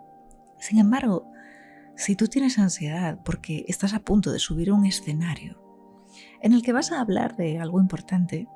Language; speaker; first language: Spanish; native; Spanish